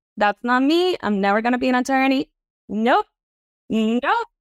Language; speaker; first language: English; non-native, fluent; Spanish